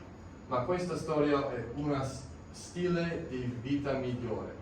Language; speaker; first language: Italian; non-native, learner; English